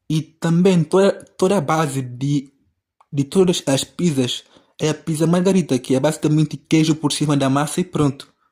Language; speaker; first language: Portuguese; native; Portuguese